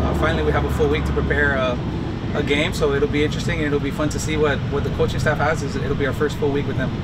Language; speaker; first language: English; early bilingual, other home language; Spanish